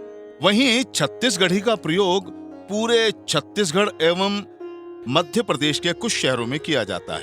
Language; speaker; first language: Hindi; native; Hindi